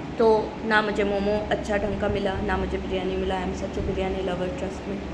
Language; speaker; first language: Hindi; non-native, local second language; Bangla